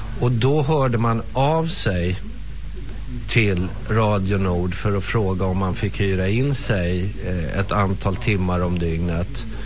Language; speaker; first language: Swedish; native; Swedish